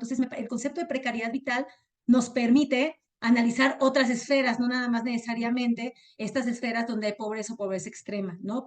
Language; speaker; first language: Spanish; native; Spanish